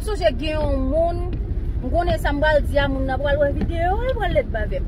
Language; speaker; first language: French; non-native, local second language; Haitian Creole